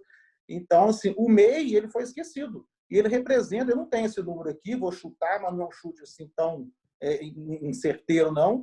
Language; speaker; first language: Portuguese; native; Portuguese